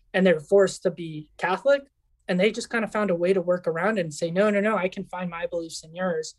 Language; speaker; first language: English; early bilingual, other home language; Spanish